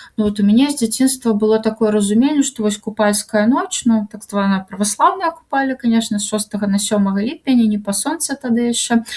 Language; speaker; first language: Belarusian; native; Belarusian